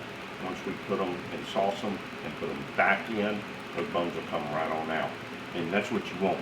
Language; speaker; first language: English; native; English